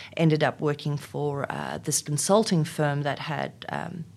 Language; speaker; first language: English; non-native, local second language; Afrikaans